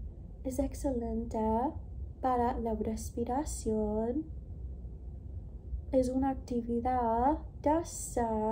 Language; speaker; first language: Spanish; non-native, learner; English